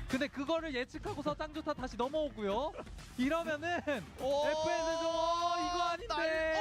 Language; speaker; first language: Korean; native; Korean